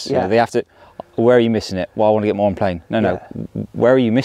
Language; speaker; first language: English; native; English